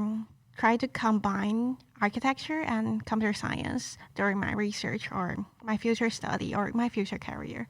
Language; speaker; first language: English; non-native, local second language; Chinese